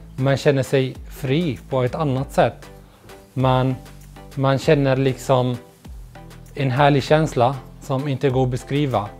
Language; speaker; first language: Swedish; non-native, fluent; Arabic